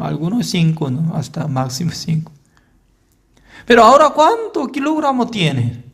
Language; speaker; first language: Spanish; non-native, fluent; Korean